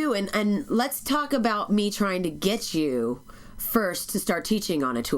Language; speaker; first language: English; native; English